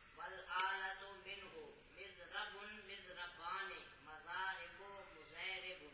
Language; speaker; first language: Arabic; non-native, learner; Punjabi